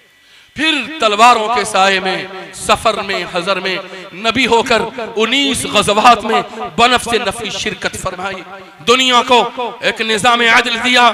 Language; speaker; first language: Urdu; native; Urdu